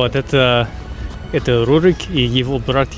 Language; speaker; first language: Russian; non-native, learner; English